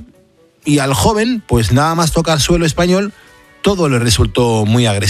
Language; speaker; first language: Spanish; native; Spanish